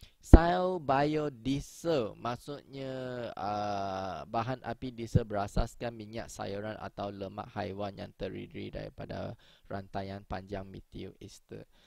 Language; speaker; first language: Malay; native; Malay